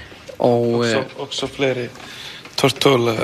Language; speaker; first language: Danish; non-native, fluent; Icelandic